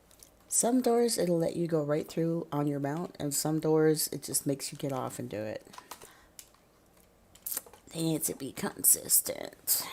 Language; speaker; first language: English; native; English